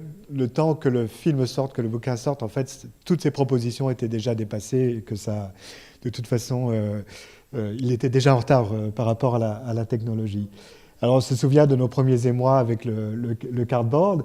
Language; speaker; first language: French; native; French